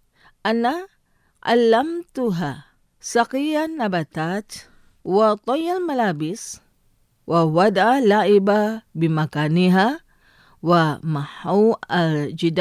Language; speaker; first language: Arabic; non-native, learner; Indonesian